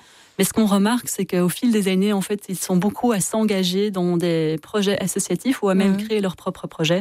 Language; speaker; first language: French; native; French